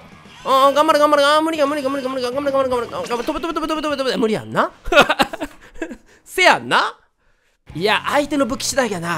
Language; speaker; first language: Japanese; native; Japanese